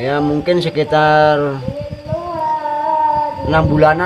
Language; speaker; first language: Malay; non-native, local second language; Sundanese